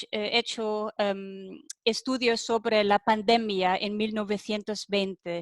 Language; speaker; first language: Spanish; non-native, fluent; German